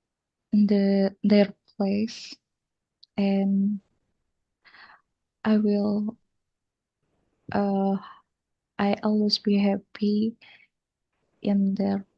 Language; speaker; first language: English; non-native, learner; Indonesian